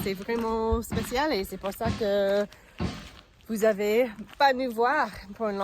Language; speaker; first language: French; non-native, learner; English